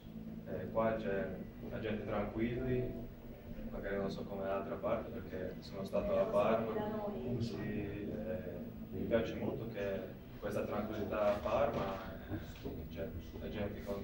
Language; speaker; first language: Italian; non-native, learner; Latvian